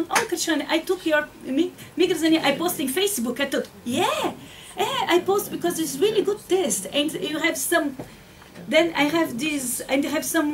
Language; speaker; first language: English; non-native, learner; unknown